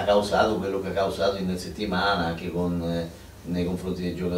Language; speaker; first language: Italian; native; Italian